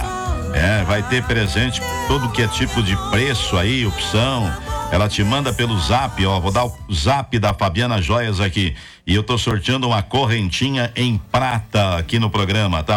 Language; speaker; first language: Portuguese; native; Portuguese